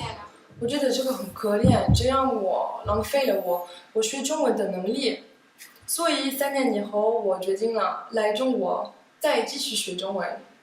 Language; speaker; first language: Chinese; non-native, fluent; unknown